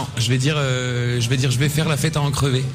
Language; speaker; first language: French; native; French